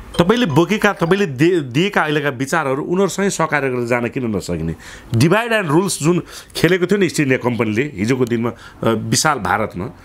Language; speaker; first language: Nepali; native; Nepali